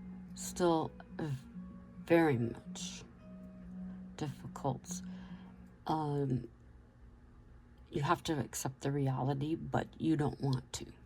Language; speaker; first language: English; native; English